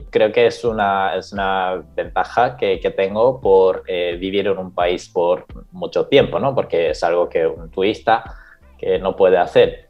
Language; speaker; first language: Spanish; non-native, fluent; Japanese